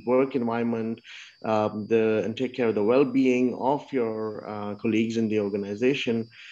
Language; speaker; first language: English; non-native, local second language; Urdu